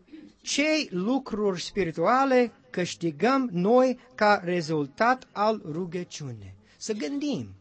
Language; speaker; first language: Romanian; non-native, learner; English